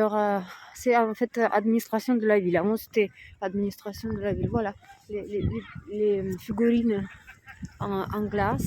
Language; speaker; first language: French; non-native, fluent; Russian